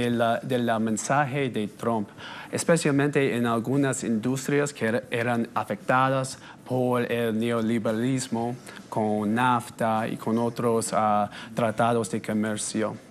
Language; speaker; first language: Spanish; non-native, fluent; English